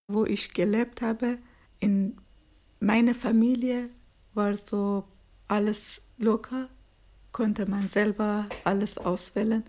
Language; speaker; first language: German; non-native, learner; Persian